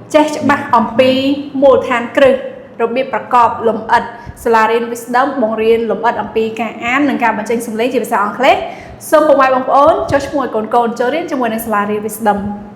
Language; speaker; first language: Khmer; native; Khmer